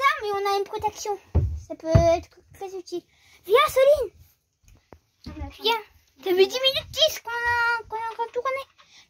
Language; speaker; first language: French; native; French